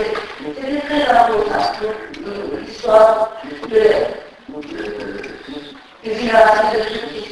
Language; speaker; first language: French; non-native, fluent; Turkish